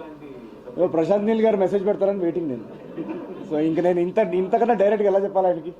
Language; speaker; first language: Telugu; native; Telugu